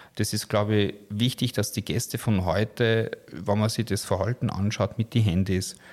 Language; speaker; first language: German; native; German